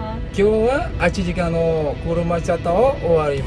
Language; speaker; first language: Japanese; non-native, fluent; Indonesian